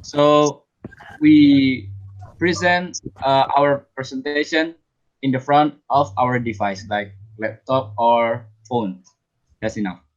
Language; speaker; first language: English; non-native, learner; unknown